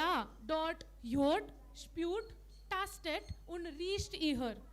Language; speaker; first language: German; non-native, learner; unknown